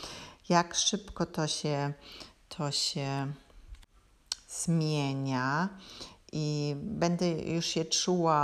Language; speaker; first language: Polish; non-native, learner; German